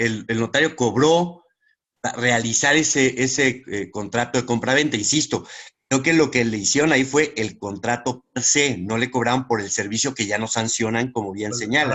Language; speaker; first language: Spanish; native; Spanish